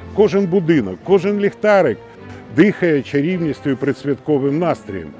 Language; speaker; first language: Ukrainian; native; Ukrainian